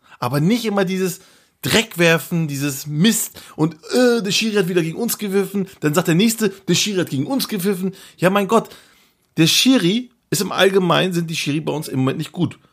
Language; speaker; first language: German; early bilingual, other home language; Turkish